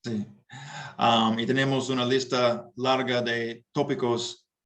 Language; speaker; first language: Spanish; non-native, learner; English